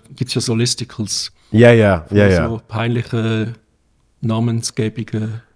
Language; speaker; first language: German; native; German